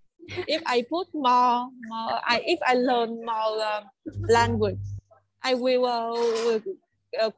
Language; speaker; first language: English; non-native, learner; Vietnamese